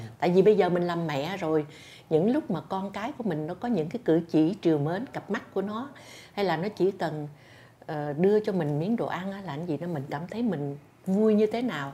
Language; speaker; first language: Vietnamese; native; Vietnamese